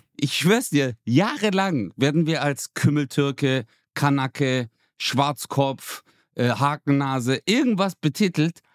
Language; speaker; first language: German; early bilingual, other home language; Turkish